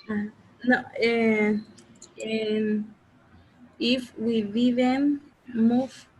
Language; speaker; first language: English; non-native, learner; Spanish